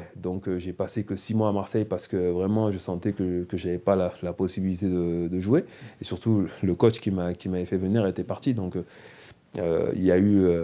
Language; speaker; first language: French; native; French